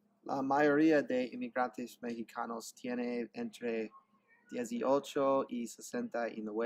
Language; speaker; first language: Spanish; non-native, learner; English